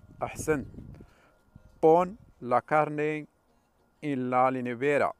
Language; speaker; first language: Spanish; non-native, fluent; Arabic